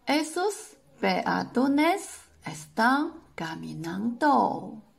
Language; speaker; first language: Spanish; non-native, fluent; Chinese